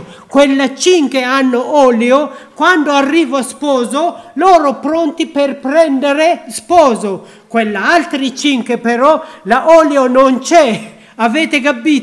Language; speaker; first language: Italian; non-native, learner; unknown